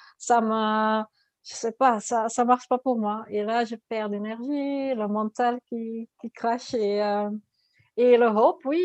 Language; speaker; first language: French; non-native, learner; Dutch